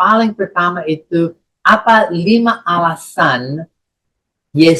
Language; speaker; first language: Indonesian; non-native, fluent; English